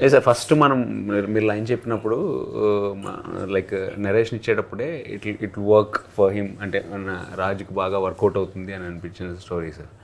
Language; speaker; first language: Telugu; native; Telugu